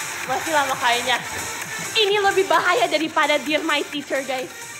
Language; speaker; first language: Indonesian; native; Indonesian